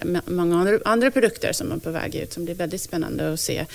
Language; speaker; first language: Swedish; non-native, fluent; English